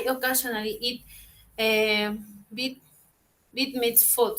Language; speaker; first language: English; non-native, learner; Spanish